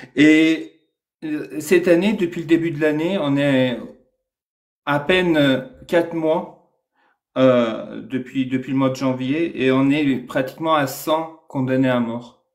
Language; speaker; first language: French; non-native, fluent; Persian